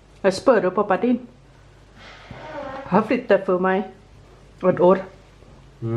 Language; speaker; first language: Swedish; non-native, learner; Thai